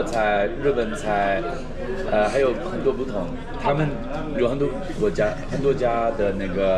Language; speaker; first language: Chinese; non-native, fluent; English